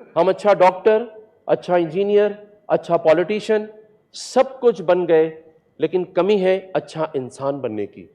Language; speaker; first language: Urdu; native; Urdu